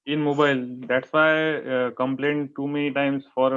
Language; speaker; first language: English; non-native, learner; Marathi